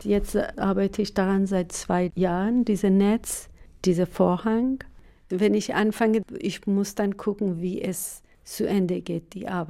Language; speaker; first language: German; non-native, fluent; Persian